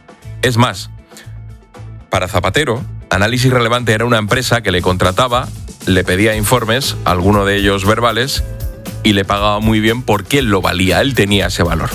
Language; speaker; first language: Spanish; native; Spanish